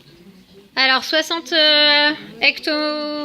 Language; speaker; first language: French; native; French